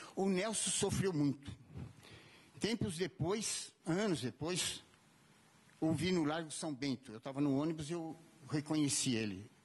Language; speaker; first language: Portuguese; native; Portuguese